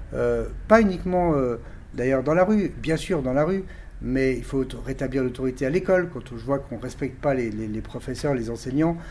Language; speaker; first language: French; native; French